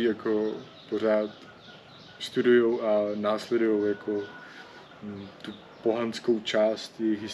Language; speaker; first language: Czech; native; Czech